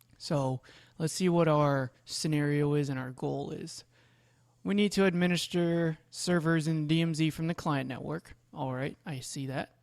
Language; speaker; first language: English; native; English